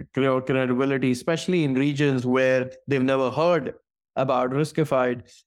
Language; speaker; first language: English; non-native, local second language; Hindi